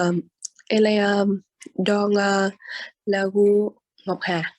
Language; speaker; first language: French; non-native, learner; Vietnamese